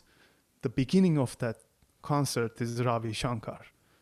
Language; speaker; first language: English; non-native, fluent; Turkish